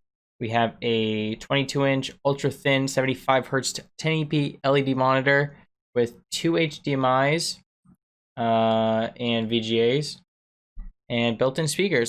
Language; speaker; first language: English; native; English